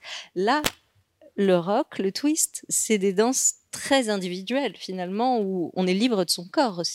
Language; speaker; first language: French; native; French